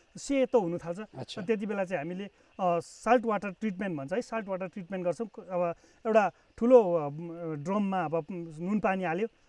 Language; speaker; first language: Nepali; native; Nepali